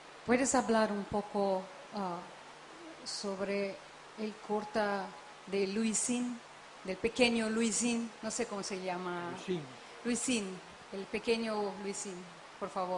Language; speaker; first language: Spanish; non-native, learner; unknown